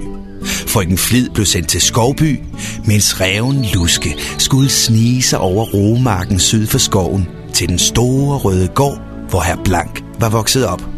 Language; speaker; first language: Danish; native; Danish